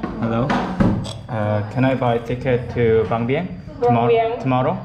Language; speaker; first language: English; non-native, learner; Korean